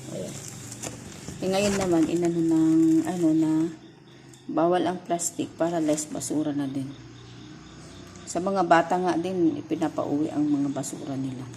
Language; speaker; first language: Filipino; non-native, local second language; Iloko